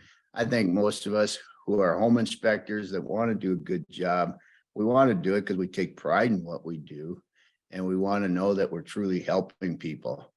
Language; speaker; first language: English; native; English